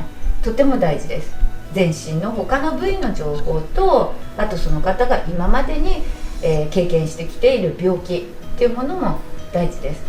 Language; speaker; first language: Japanese; native; Japanese